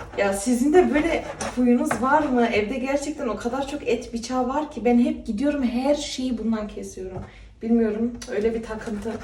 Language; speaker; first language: Turkish; early bilingual, heritage; Turkish